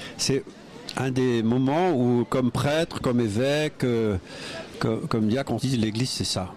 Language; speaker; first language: French; native; French